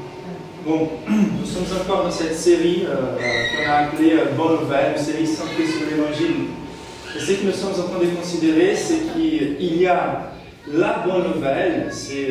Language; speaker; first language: French; non-native, fluent; Portuguese